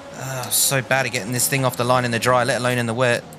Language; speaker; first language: English; native; English